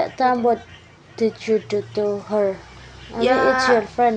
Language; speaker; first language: English; non-native, learner; Indonesian